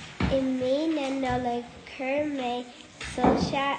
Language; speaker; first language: Irish; non-native, local second language; English